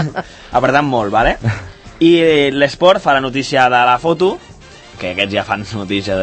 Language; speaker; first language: Catalan; native; Catalan